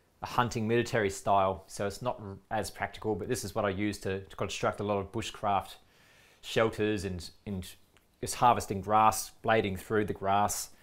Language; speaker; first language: English; native; English